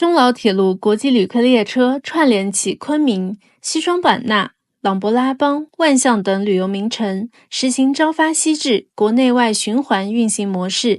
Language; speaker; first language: Chinese; native; Chinese